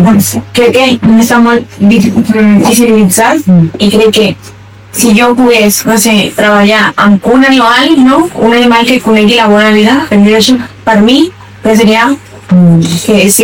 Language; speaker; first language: Catalan; non-native, local second language; Spanish